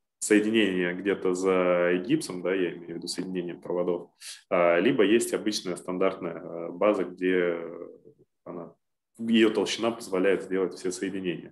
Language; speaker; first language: Russian; native; Russian